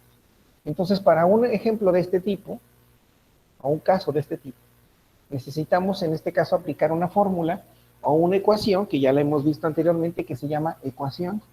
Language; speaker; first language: Spanish; native; Spanish